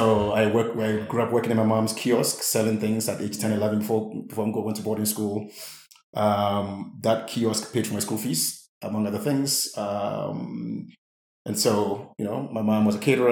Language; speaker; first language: English; non-native, local second language; Akan